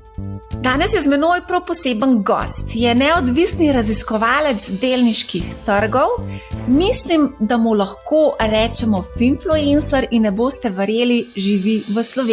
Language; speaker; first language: Slovenian; native; Slovenian